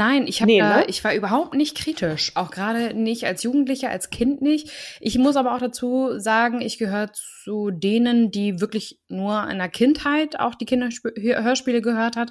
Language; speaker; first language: German; native; German